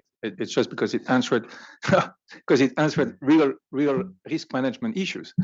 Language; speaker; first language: English; non-native, fluent; French